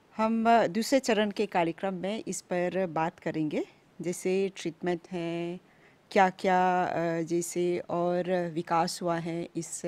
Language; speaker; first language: Hindi; non-native, local second language; Bhojpuri